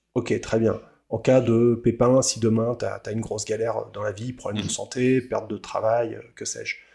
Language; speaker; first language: French; native; French